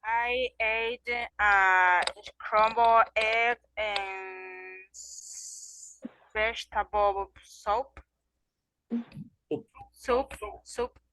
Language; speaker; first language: English; non-native, learner; Spanish